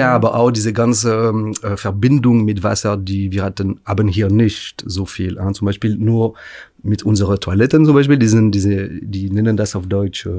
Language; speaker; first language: German; non-native, fluent; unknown